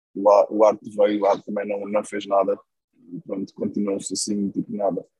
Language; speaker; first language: Portuguese; non-native, local second language; Kabuverdianu